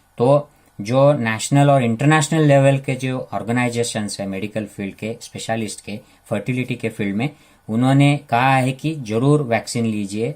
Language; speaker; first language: Hindi; non-native, local second language; Marathi